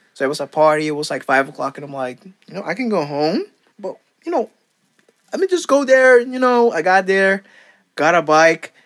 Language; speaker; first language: English; non-native, fluent; Papiamento